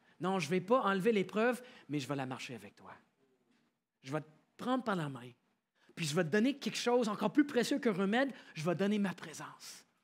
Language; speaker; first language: French; native; French